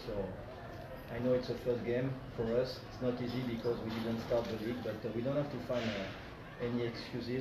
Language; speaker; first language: English; non-native, fluent; French